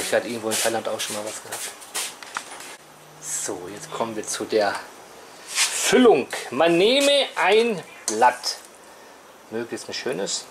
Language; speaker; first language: German; native; German